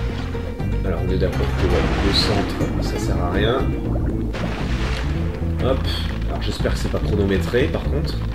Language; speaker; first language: French; native; French